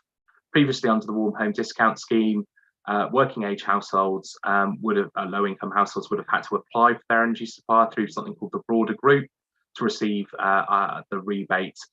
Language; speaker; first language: English; native; English